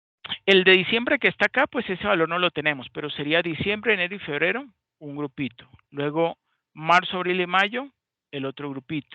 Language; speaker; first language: Spanish; native; Spanish